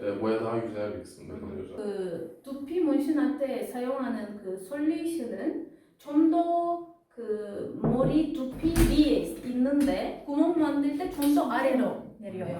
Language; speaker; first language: Korean; non-native, fluent; Turkish